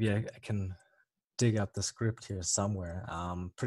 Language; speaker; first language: English; non-native, fluent; German